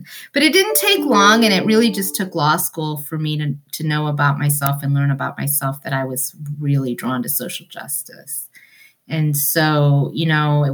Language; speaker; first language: English; early bilingual, other home language; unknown